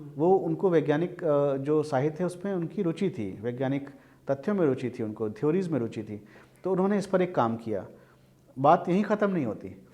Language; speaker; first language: Hindi; native; Hindi